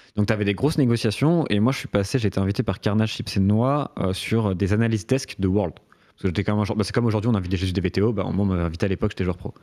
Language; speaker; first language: French; native; French